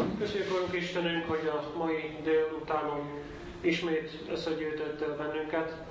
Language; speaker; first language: Hungarian; non-native, fluent; Dutch